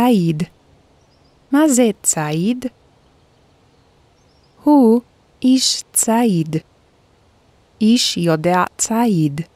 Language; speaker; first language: Hebrew; non-native, fluent; Korean